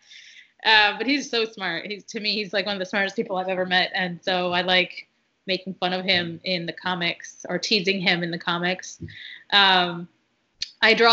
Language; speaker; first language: English; early bilingual, other home language; Arabic